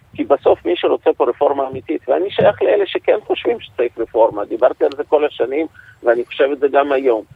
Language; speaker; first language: Hebrew; non-native, fluent; Russian